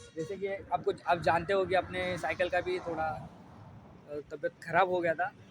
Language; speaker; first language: Hindi; non-native, local second language; Marathi